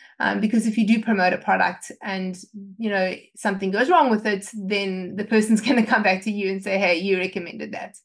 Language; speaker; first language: English; native; English